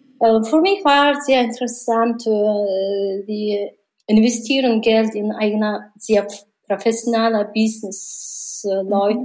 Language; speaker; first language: German; non-native, learner; Mongolian